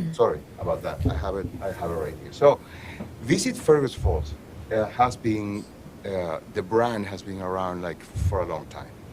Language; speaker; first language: English; non-native, fluent; Spanish